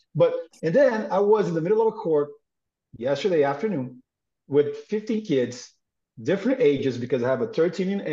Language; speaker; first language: English; non-native, fluent; Portuguese